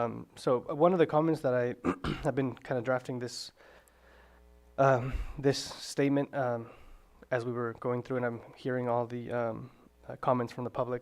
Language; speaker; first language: English; native; English